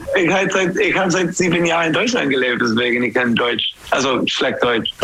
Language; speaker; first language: German; non-native, learner; English